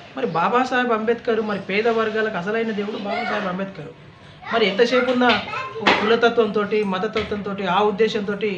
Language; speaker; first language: Telugu; native; Telugu